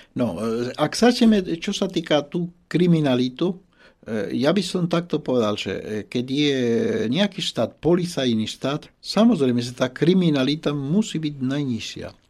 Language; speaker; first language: Slovak; non-native, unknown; Spanish